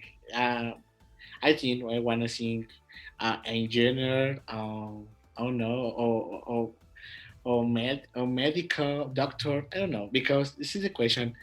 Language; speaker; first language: English; non-native, learner; Spanish